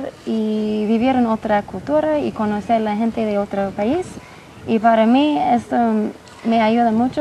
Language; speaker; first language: Spanish; non-native, fluent; English